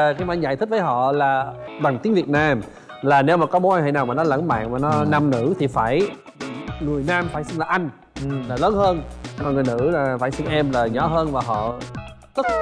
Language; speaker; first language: Vietnamese; non-native, fluent; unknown